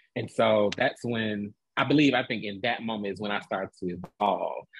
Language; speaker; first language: English; native; English